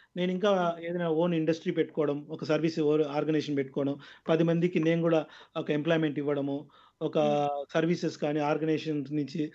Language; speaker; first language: Telugu; native; Telugu